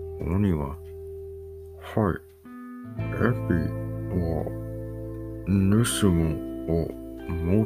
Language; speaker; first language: Japanese; non-native, learner; English